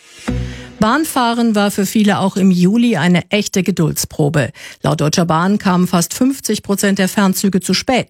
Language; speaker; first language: German; native; German